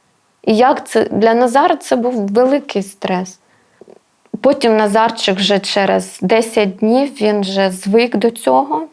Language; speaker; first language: Ukrainian; non-native, local second language; Russian